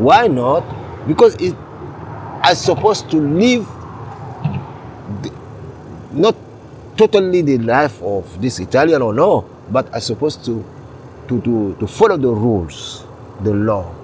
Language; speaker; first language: English; non-native, learner; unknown